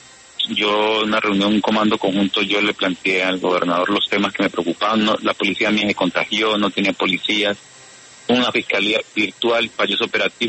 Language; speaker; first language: Spanish; native; Spanish